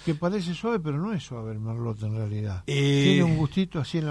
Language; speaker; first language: Spanish; native; Spanish